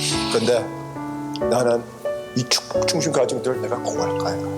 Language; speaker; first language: Korean; early bilingual, heritage; Korean